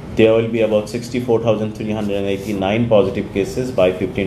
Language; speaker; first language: English; non-native, local second language; Assamese